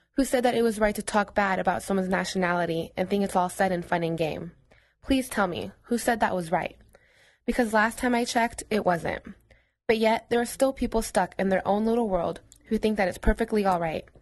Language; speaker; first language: English; native; English